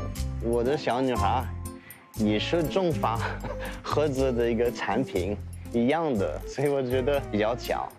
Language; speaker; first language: Chinese; non-native, fluent; French